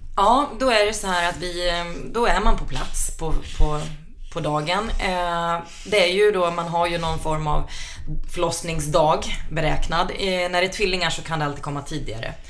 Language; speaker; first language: Swedish; early bilingual, other home language; Finnish